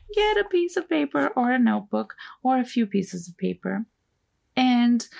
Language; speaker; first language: English; non-native, fluent; Turkish